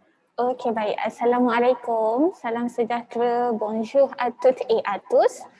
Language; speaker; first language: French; non-native, fluent; Malay